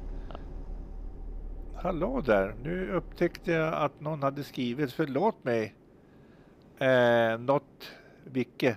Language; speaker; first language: Swedish; native; Swedish